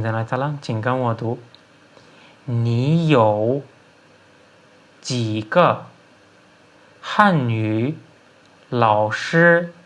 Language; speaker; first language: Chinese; non-native, fluent; Turkmen